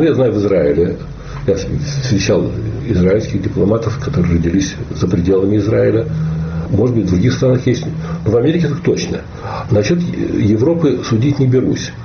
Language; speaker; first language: Russian; native; Russian